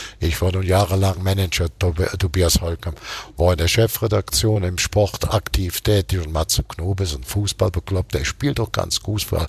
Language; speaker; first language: German; native; German